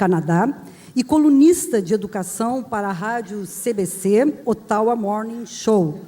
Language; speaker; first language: Portuguese; native; Portuguese